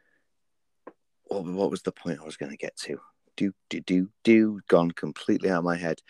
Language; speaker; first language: English; native; English